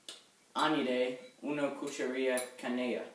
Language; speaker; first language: Spanish; non-native, learner; English